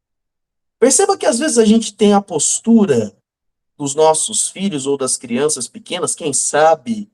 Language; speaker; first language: Portuguese; native; Portuguese